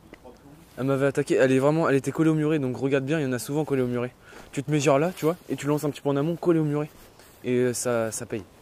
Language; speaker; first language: French; native; French